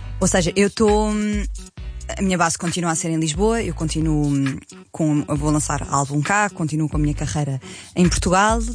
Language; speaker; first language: Portuguese; native; Portuguese